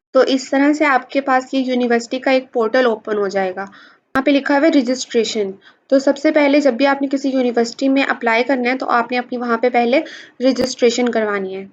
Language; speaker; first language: Urdu; native; Urdu